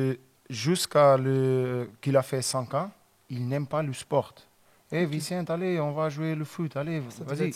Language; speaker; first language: French; non-native, learner; Portuguese